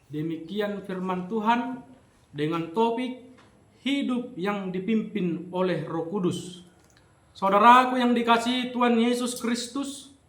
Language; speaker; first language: Indonesian; native; Indonesian